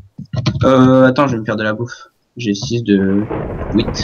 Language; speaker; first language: French; native; French